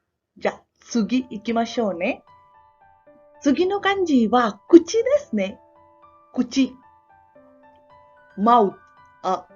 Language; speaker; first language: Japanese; non-native, fluent; Hindi